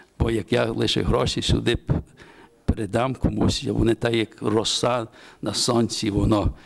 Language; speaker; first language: Ukrainian; early bilingual, heritage; Ukrainian